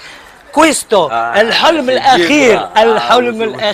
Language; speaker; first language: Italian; non-native, learner; Arabic